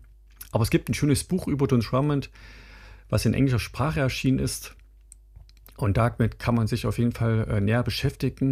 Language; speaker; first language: German; native; German